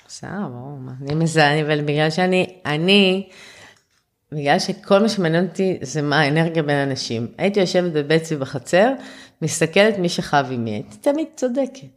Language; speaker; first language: Hebrew; early bilingual, other home language; German